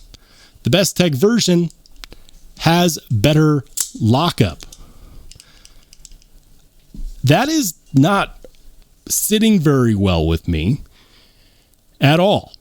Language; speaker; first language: English; native; English